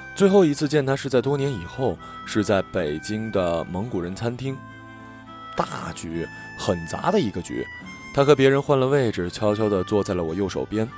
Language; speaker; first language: Chinese; native; Chinese